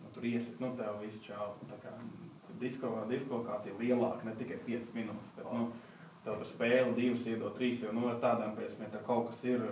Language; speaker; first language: Latvian; native; Latvian